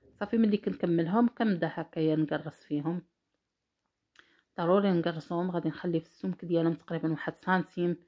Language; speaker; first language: Arabic; native; Arabic